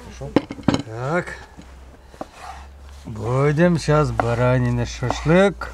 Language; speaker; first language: Russian; non-native, local second language; Uyghur